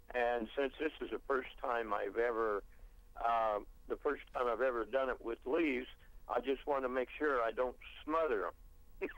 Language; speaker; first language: English; native; English